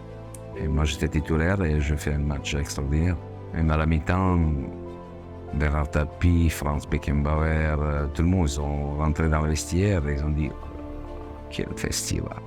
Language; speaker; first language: French; non-native, fluent; Serbian